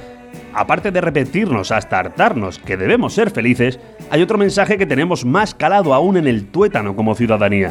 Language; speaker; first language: Spanish; native; Spanish